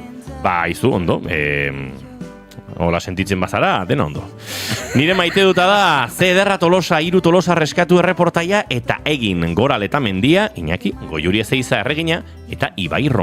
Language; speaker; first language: Basque; native; Basque